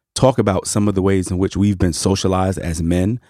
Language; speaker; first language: English; native; English